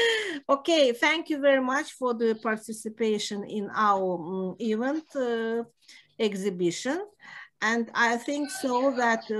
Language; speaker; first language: English; non-native, learner; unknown